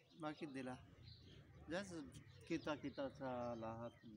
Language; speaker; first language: Filipino; non-native, learner; Punjabi